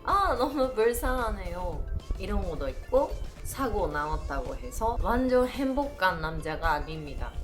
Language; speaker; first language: Korean; non-native, learner; Japanese